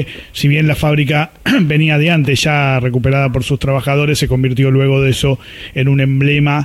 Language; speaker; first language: Spanish; native; Spanish